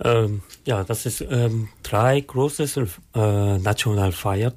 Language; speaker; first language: German; non-native, learner; Korean